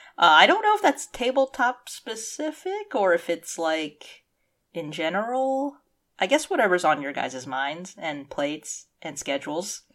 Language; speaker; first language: English; early bilingual, other home language; Cantonese